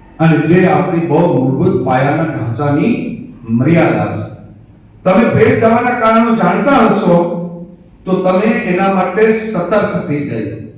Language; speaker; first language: Gujarati; native; Gujarati